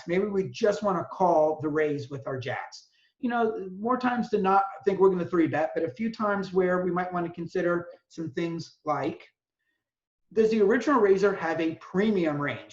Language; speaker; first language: English; native; English